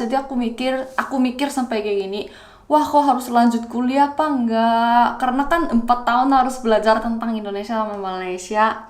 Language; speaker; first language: Indonesian; non-native, fluent; Korean